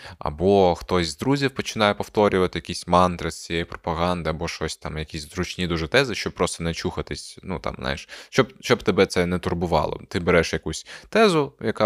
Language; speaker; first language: Ukrainian; non-native, local second language; Russian